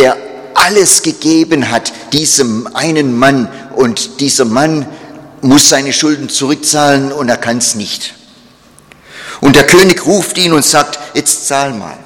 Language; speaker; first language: German; non-native, fluent; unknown